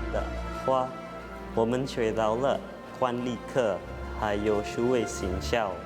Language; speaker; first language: Chinese; non-native, learner; Indonesian